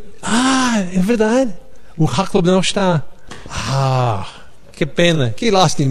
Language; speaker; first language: Portuguese; non-native, learner; English